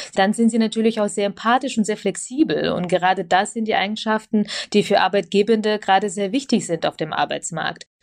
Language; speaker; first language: German; early bilingual, other home language; Russian